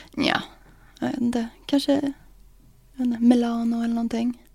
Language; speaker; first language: Swedish; early bilingual, other home language; English